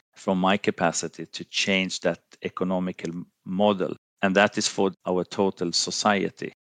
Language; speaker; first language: English; non-native, fluent; Finnish